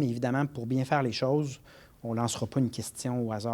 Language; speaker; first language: French; native; French